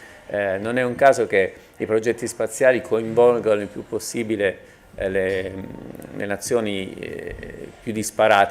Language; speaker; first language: Italian; native; Italian